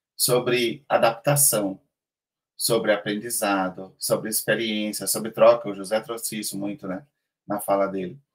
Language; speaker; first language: Portuguese; native; Portuguese